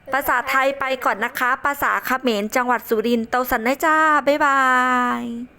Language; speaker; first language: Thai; non-native, local second language; Northern Khmer